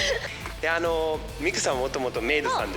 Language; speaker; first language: Japanese; non-native, fluent; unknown